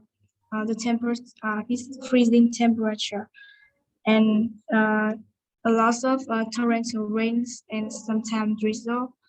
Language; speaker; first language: English; non-native, learner; Vietnamese